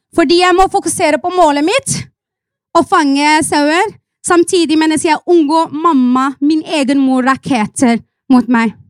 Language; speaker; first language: Norwegian; non-native, fluent; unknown